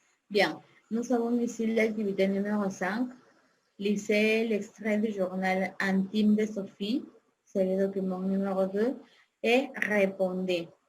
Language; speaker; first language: French; non-native, fluent; Spanish